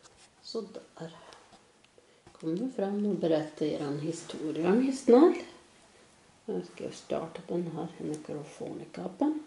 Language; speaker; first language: Swedish; native; Swedish